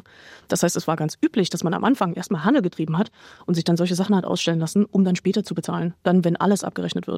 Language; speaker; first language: German; native; German